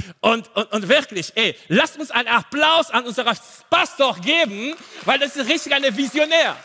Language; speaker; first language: German; non-native, learner; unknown